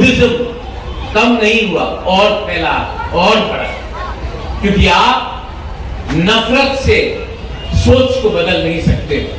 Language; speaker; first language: Hindi; non-native, local second language; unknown